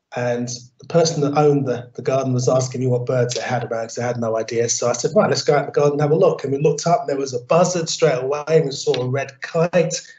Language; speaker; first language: English; native; English